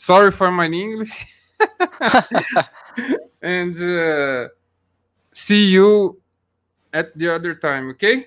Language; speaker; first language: English; non-native, learner; Portuguese